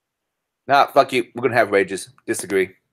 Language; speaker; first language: English; native; English